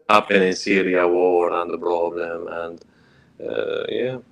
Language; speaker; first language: English; non-native, learner; Arabic